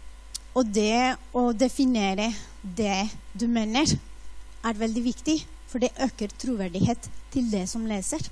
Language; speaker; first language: Norwegian; non-native, fluent; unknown